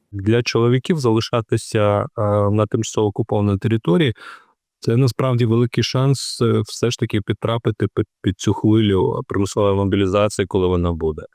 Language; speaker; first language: Ukrainian; native; Ukrainian